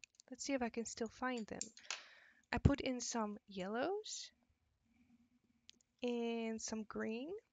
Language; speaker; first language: English; non-native, fluent; Dutch